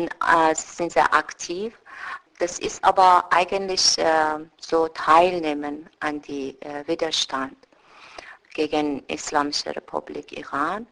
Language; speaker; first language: German; non-native, fluent; Persian